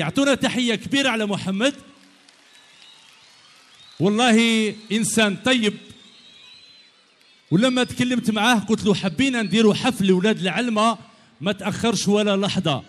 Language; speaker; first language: Arabic; native; Arabic